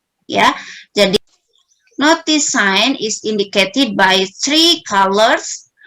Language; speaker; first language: English; non-native, learner; Indonesian